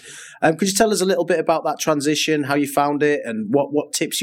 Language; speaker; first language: English; native; English